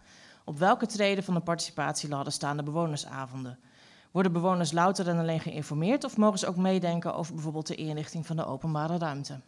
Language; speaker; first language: Dutch; native; Dutch